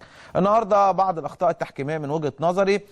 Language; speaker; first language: Arabic; native; Arabic